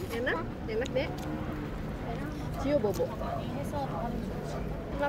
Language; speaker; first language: Korean; non-native, learner; Indonesian